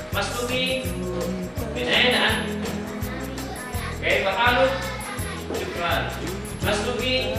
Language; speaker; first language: Arabic; non-native, learner; Indonesian